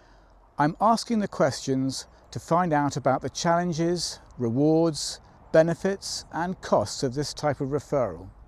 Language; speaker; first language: English; native; English